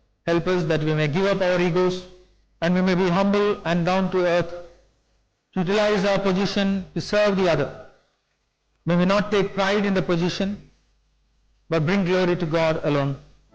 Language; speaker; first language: English; non-native, local second language; Telugu